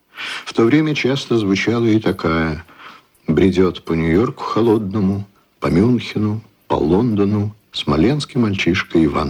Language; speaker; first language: Russian; native; Russian